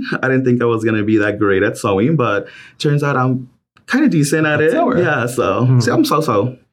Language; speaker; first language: English; early bilingual, other home language; Spanish